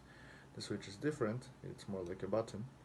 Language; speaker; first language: English; non-native, fluent; Spanish